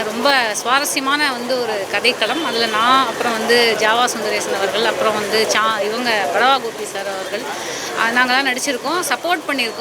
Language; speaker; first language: Tamil; native; Tamil